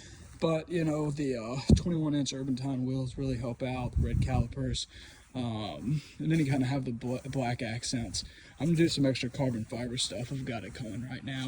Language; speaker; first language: English; native; English